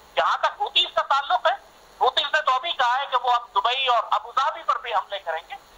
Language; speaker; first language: Urdu; native; Urdu